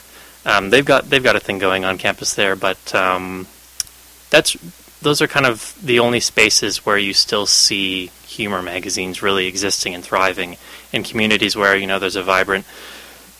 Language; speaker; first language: English; native; English